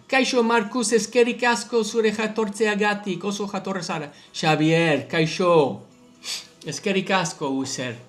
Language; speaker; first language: Basque; non-native, learner; English